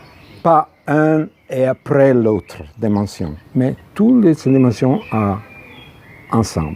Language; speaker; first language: French; non-native, fluent; Italian